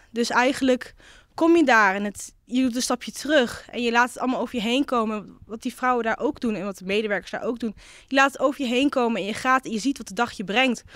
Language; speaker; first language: Dutch; native; Dutch